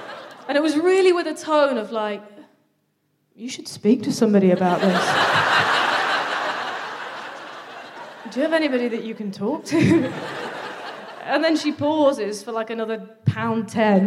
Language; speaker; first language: English; native; English